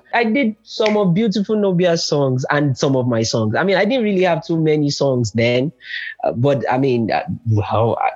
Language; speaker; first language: English; non-native, local second language; Yoruba